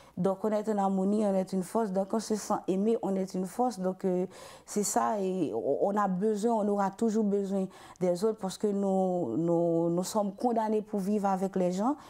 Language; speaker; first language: French; non-native, local second language; Haitian Creole